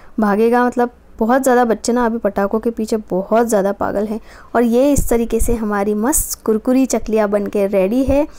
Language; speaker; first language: Hindi; non-native, local second language; Marathi